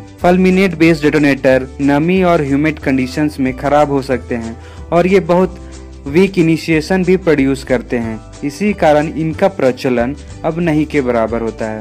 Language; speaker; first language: Hindi; native; Hindi